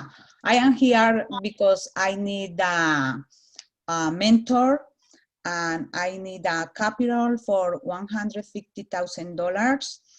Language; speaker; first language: English; non-native, learner; Spanish